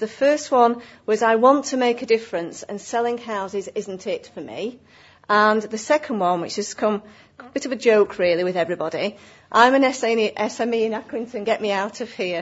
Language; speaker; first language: English; native; English